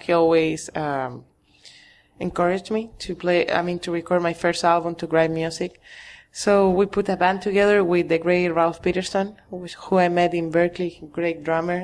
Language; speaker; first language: English; non-native, fluent; Spanish